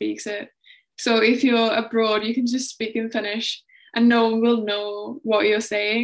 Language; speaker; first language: English; non-native, fluent; Finnish